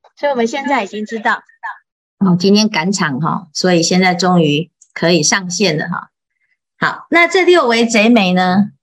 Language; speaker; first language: Chinese; native; Chinese